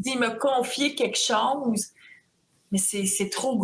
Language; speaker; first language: French; native; French